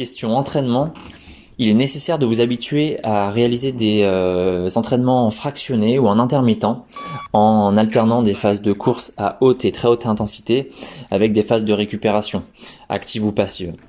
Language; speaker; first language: French; native; French